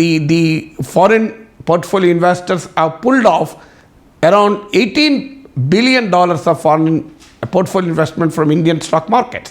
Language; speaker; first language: English; non-native, local second language; Telugu